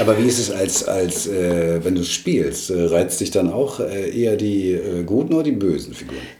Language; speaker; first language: German; native; German